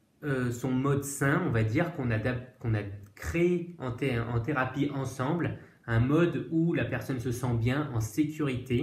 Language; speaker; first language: French; native; French